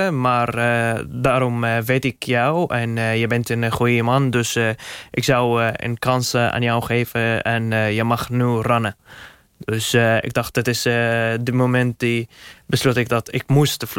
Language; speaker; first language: Dutch; non-native, learner; Arabic